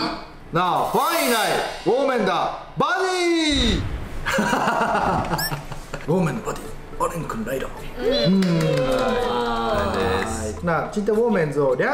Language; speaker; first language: Chinese; non-native, fluent; Japanese